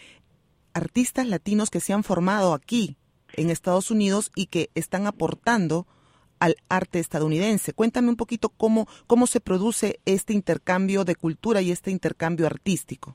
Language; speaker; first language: Spanish; native; Spanish